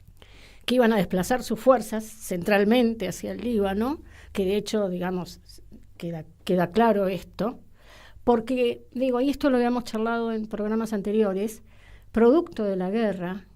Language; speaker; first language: Spanish; native; Spanish